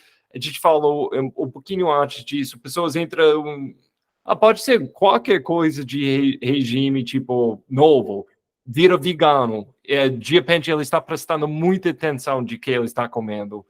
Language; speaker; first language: Portuguese; non-native, fluent; English